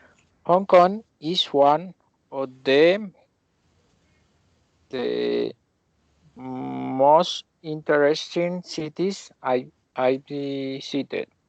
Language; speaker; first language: English; non-native, learner; Spanish